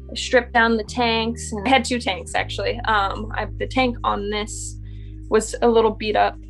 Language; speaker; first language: English; native; English